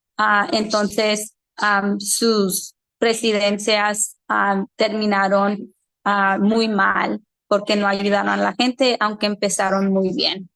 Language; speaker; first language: Spanish; early bilingual, heritage; Spanish